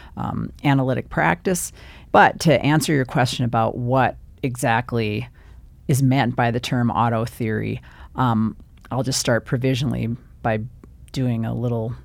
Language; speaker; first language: English; native; English